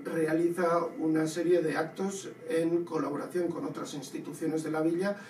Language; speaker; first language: Spanish; non-native, local second language; Basque